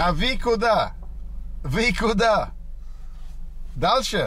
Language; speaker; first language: Russian; non-native, learner; English